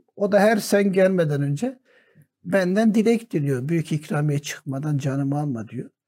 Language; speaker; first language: Turkish; native; Turkish